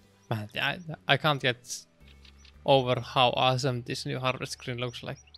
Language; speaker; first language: English; non-native, fluent; Finnish